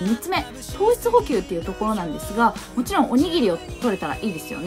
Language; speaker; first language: Japanese; native; Japanese